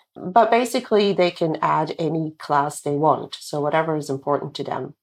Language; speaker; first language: English; non-native, fluent; Dutch